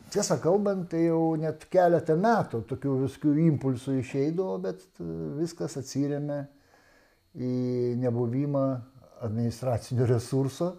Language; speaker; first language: Lithuanian; native; Lithuanian